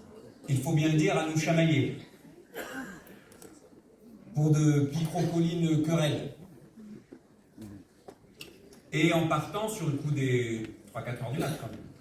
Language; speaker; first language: French; native; French